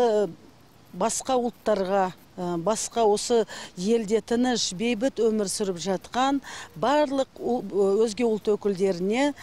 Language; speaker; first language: Kazakh; non-native, local second language; Uzbek